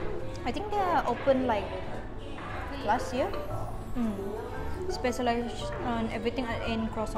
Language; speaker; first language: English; non-native, local second language; Malay